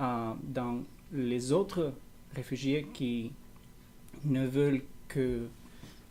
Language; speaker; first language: French; non-native, learner; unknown